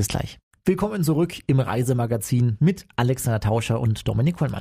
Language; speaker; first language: German; native; German